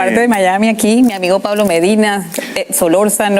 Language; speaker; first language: Spanish; native; Spanish